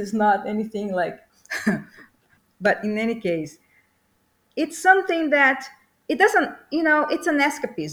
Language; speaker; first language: English; non-native, fluent; Portuguese